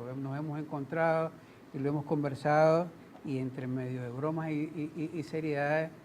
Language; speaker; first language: Spanish; native; Spanish